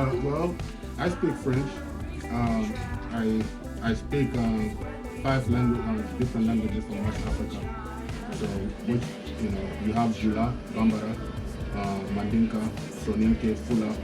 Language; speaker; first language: English; non-native, fluent; Soninke